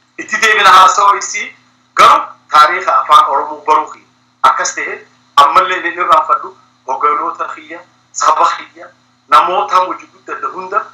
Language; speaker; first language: Oromo; early bilingual, heritage; Somali